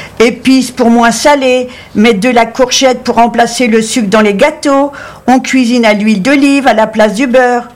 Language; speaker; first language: French; native; French